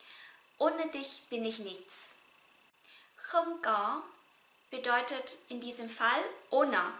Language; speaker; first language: German; non-native, fluent; Vietnamese